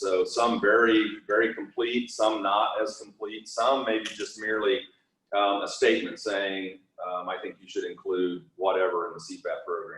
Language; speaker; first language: English; native; English